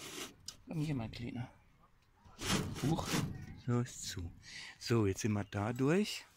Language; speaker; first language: German; native; German